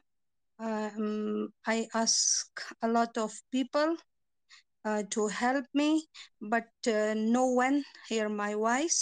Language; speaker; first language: English; non-native, learner; Persian